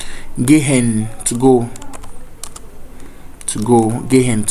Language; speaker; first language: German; non-native, fluent; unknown